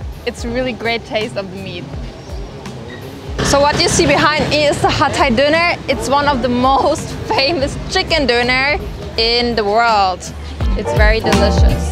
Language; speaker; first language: English; non-native, fluent; German